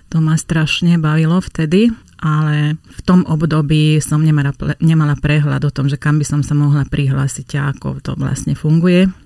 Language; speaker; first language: Slovak; non-native, local second language; Hungarian